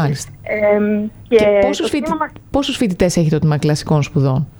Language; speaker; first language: Greek; native; Greek